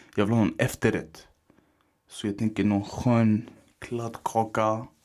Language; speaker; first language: Swedish; early bilingual, other home language; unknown